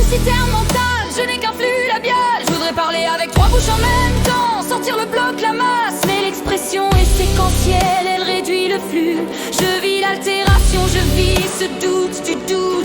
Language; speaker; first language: French; native; French